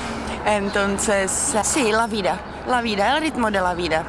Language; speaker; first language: Spanish; non-native, fluent; Czech